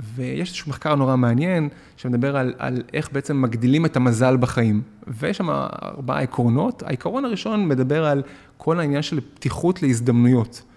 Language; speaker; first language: Hebrew; native; Hebrew